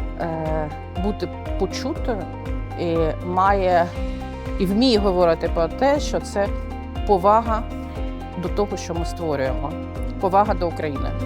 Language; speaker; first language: Ukrainian; native; Ukrainian